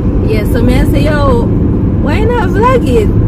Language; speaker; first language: English; native; English